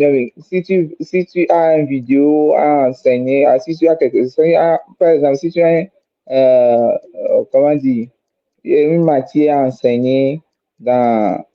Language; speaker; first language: French; non-native, fluent; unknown